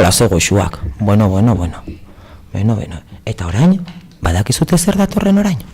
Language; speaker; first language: Basque; native; Basque